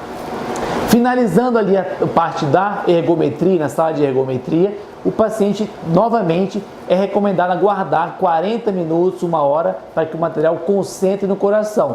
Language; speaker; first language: Portuguese; native; Portuguese